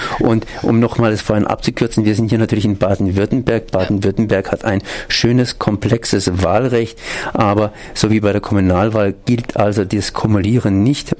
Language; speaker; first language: German; native; German